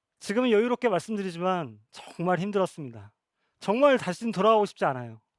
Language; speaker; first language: Korean; native; Korean